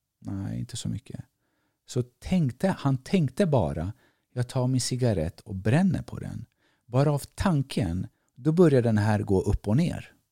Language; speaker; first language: Swedish; early bilingual, other home language; Greek